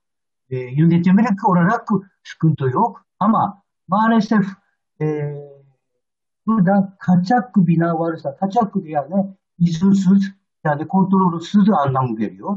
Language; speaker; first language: Turkish; non-native, learner; Japanese